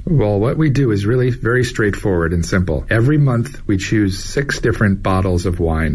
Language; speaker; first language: English; native; English